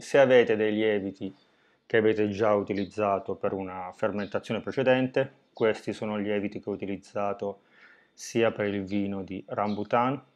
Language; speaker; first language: Italian; native; Italian